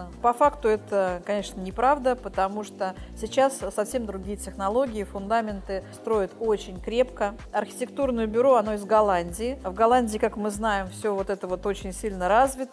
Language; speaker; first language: Russian; native; Russian